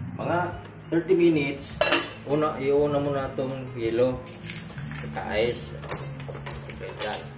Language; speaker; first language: Filipino; non-native, local second language; Cebuano